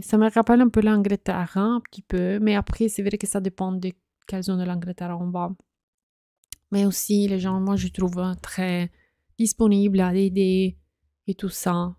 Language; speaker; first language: French; non-native, fluent; Italian